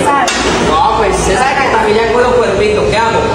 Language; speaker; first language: Spanish; native; Spanish